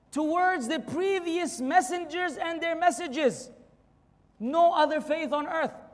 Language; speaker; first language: English; non-native, fluent; Arabic